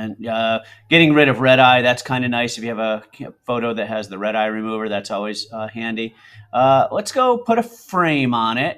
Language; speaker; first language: English; native; English